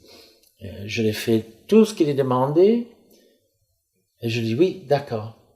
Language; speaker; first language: French; non-native, fluent; English